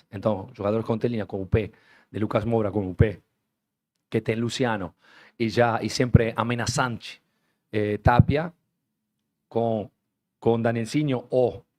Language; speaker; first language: Portuguese; non-native, fluent; Spanish